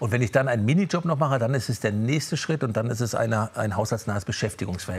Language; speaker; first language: German; native; German